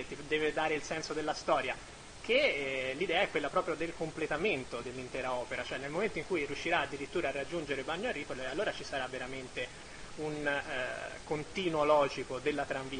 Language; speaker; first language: Italian; native; Italian